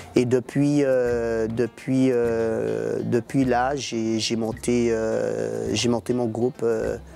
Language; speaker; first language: French; native; French